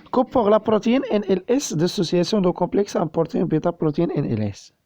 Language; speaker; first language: French; non-native, local second language; Arabic